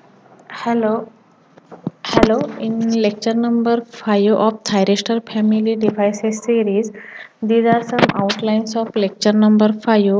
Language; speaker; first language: English; non-native, local second language; Marathi